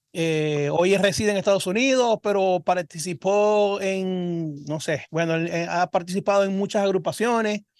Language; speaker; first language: Spanish; native; Spanish